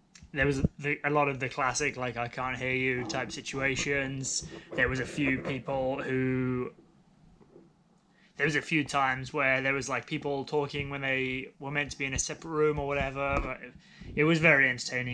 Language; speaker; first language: English; native; English